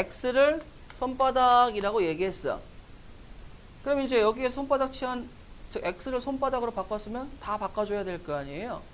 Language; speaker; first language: Korean; native; Korean